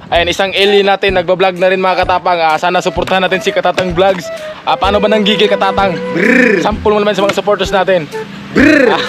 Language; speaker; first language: Filipino; non-native, local second language; Cebuano